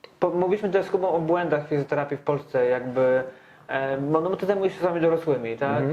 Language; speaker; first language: Polish; native; Polish